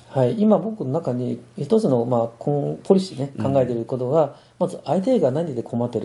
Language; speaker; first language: Japanese; non-native, fluent; Min Nan Chinese